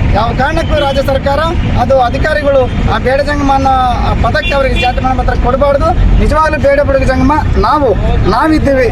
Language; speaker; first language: Kannada; non-native, local second language; Telugu